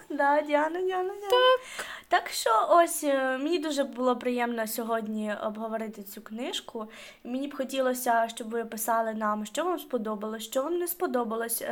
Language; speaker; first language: Ukrainian; non-native, local second language; Russian